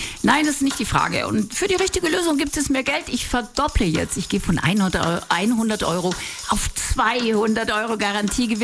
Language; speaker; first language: German; native; German